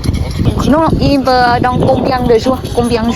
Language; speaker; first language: French; non-native, learner; Vietnamese